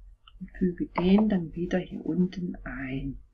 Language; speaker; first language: German; native; German